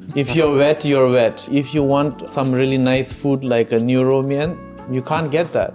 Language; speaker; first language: English; non-native, fluent; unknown